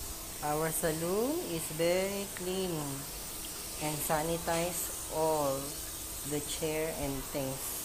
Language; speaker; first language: English; non-native, learner; Filipino